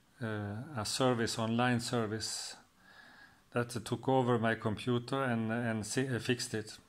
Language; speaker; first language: English; non-native, fluent; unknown